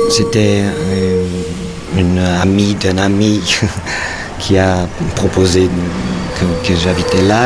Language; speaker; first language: French; non-native, fluent; Portuguese